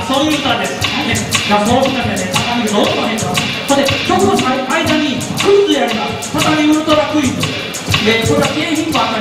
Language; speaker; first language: Japanese; native; Japanese